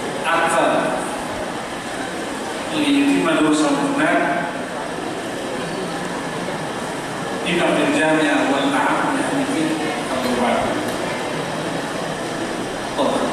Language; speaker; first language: Arabic; non-native, learner; Indonesian